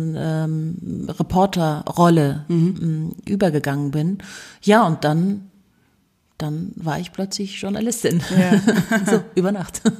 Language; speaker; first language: German; native; German